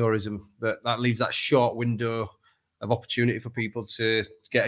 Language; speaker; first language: English; native; English